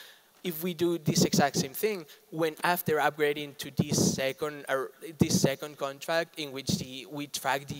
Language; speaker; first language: English; non-native, fluent; Spanish